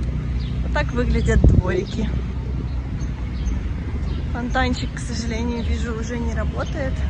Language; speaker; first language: Russian; native; Russian